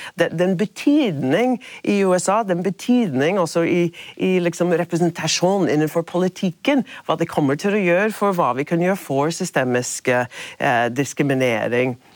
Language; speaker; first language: Norwegian; non-native, fluent; English